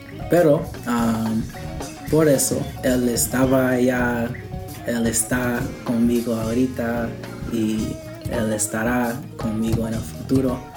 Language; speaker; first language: Spanish; non-native, learner; English